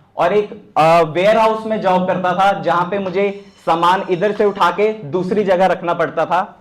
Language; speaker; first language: Hindi; native; Hindi